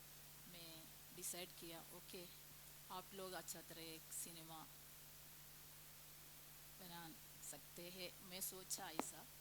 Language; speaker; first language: Hindi; non-native, local second language; Malayalam